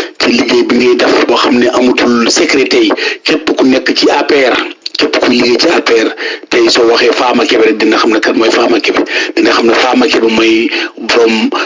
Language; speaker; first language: Wolof; non-native, local second language; Fula